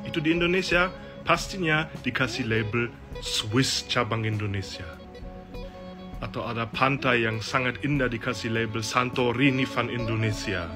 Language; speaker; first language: Indonesian; non-native, fluent; German